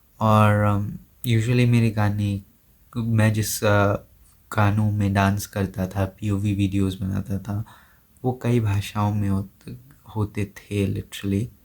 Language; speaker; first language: Hindi; non-native, local second language; Assamese